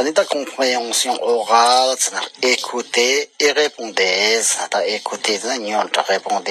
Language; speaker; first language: French; non-native, learner; Tibetan